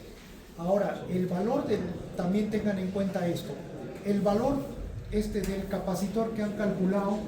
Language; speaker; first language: Spanish; native; Spanish